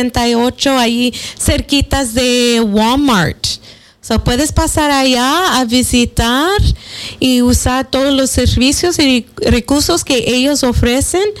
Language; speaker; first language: Spanish; early bilingual, other home language; English